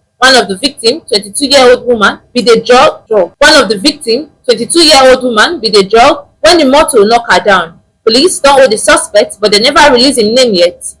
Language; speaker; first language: Nigerian Pidgin; native; Nigerian Pidgin